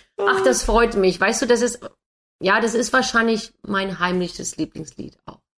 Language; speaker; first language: German; non-native, fluent; English